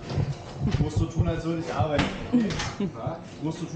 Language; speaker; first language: German; native; German